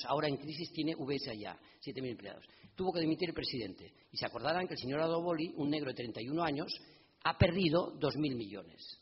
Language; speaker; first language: Spanish; native; Spanish